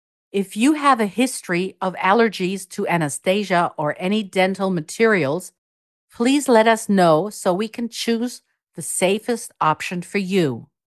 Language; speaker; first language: English; non-native, fluent; German